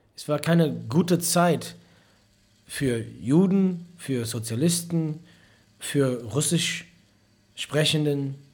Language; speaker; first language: German; non-native, fluent; English